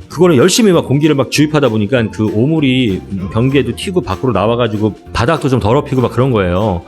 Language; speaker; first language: Korean; native; Korean